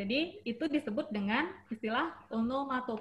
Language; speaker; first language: Indonesian; native; Indonesian